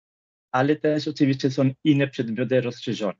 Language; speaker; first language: Polish; non-native, fluent; Spanish